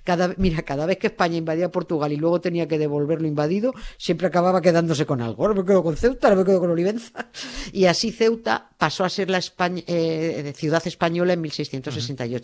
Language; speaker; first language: Spanish; native; Spanish